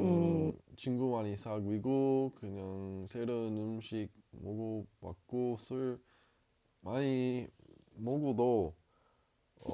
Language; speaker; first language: Korean; non-native, learner; English